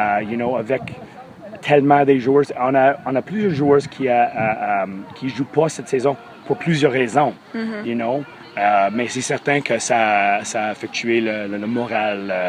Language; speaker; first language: French; non-native, fluent; English